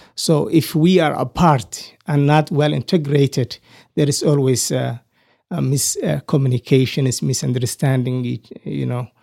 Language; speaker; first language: English; non-native, fluent; Somali